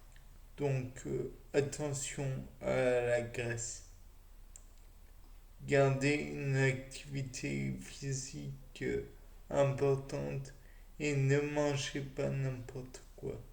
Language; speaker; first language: French; native; French